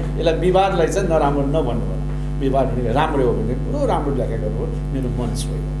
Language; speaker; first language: Nepali; non-native, local second language; Limburgish